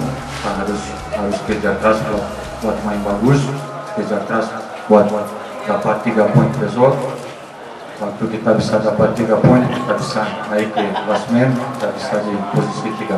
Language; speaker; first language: Indonesian; non-native, fluent; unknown